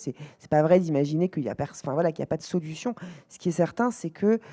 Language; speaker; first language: French; native; French